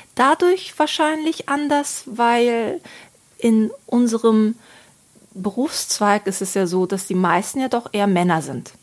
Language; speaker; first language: German; early bilingual, other home language; Turkish